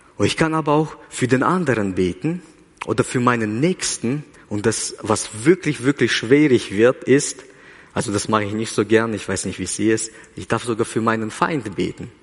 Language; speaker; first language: German; early bilingual, other home language; Russian